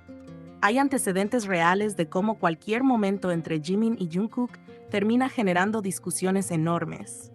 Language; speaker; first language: Spanish; native; Spanish